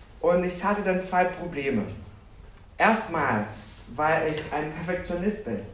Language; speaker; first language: German; non-native, fluent; Portuguese